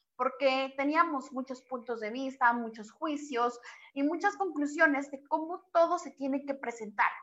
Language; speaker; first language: Spanish; native; Spanish